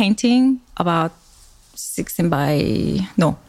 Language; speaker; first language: English; non-native, fluent; Korean